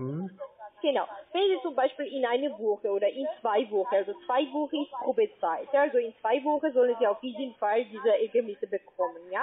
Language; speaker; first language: German; non-native, learner; Spanish